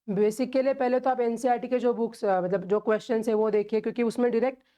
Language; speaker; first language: Hindi; non-native, local second language; Marathi